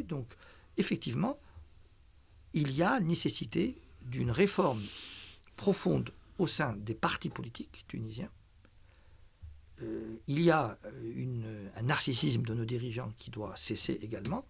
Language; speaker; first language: French; non-native, local second language; Arabic